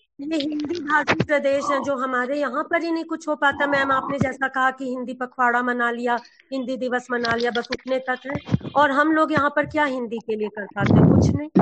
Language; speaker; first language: Hindi; native; Hindi